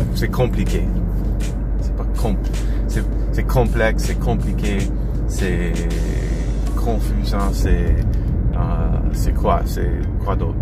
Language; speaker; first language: French; non-native, learner; English